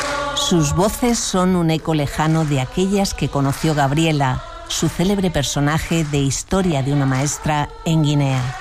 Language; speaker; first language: Spanish; native; Spanish